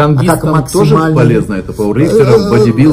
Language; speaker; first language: Russian; native; Russian